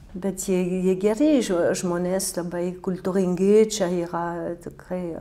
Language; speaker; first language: Lithuanian; early bilingual, heritage; French